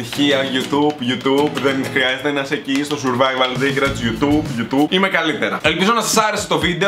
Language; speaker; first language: Greek; native; Greek